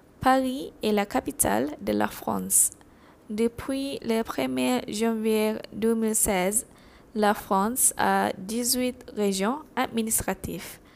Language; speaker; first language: French; non-native, fluent; Malay